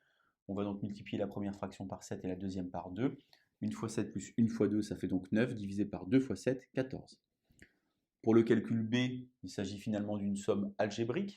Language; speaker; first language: French; native; French